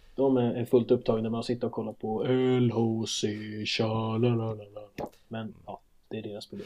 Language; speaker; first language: Swedish; native; Swedish